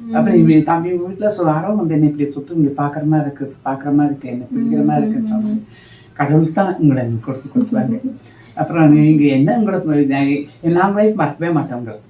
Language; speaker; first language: Tamil; non-native, local second language; Malayalam